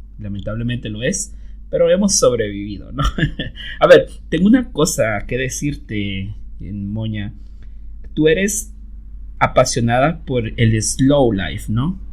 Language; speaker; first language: Spanish; native; Spanish